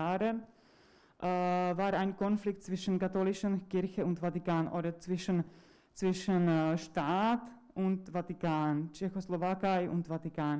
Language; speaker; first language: German; non-native, fluent; Czech